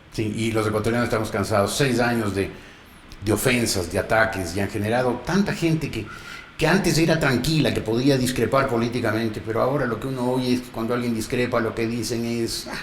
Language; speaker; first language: Spanish; native; Spanish